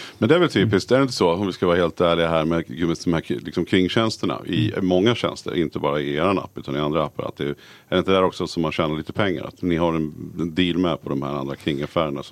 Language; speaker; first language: Swedish; native; Swedish